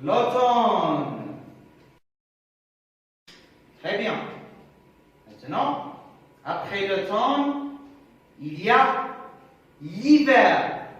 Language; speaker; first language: French; non-native, local second language; Arabic